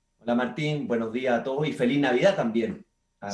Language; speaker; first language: Spanish; native; Spanish